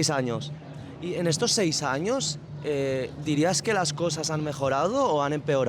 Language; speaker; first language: Spanish; native; Spanish